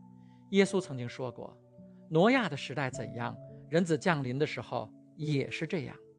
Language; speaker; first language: Chinese; native; Chinese